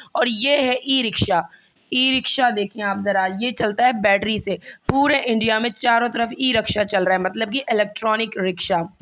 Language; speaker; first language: Hindi; native; Hindi